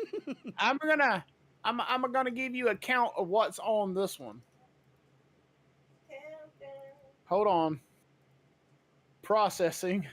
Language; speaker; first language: English; native; English